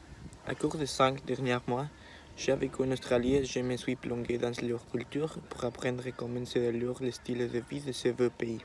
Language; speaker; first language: French; non-native, learner; Spanish